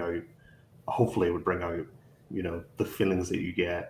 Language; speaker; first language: English; native; English